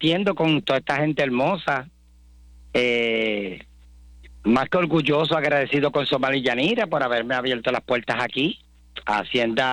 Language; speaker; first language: Spanish; native; Spanish